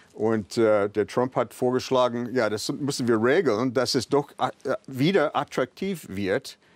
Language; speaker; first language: German; non-native, fluent; English